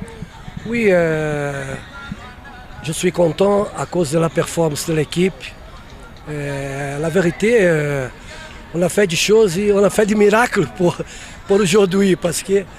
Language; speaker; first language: French; non-native, fluent; Portuguese